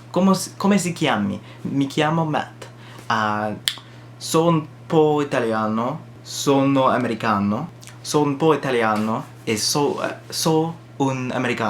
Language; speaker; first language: Italian; non-native, learner; English